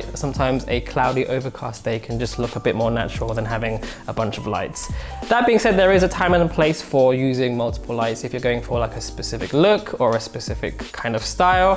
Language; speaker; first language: English; native; English